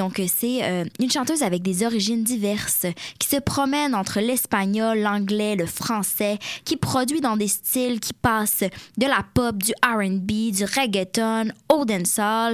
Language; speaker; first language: French; native; French